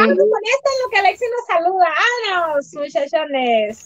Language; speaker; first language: Spanish; native; Spanish